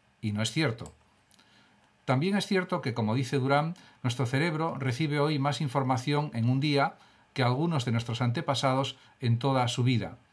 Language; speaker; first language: Spanish; native; Spanish